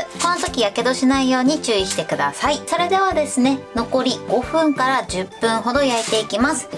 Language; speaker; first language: Japanese; native; Japanese